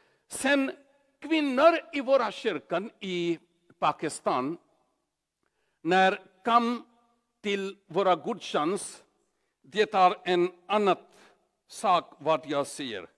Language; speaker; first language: Swedish; non-native, learner; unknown